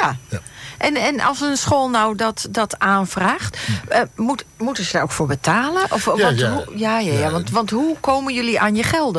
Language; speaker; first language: Dutch; native; Dutch